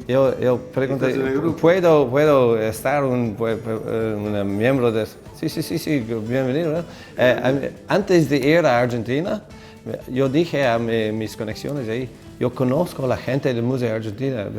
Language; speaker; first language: Spanish; non-native, fluent; English